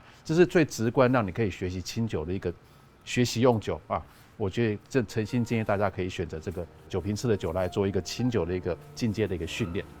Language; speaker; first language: Chinese; native; Chinese